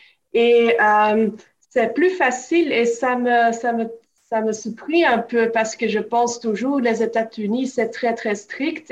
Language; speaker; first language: French; non-native, local second language; Dutch